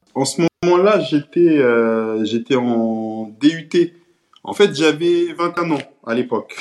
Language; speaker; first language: French; early bilingual, other home language; Kabuverdianu